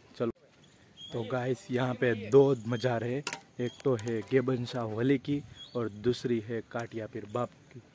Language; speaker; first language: Hindi; non-native, local second language; Gujarati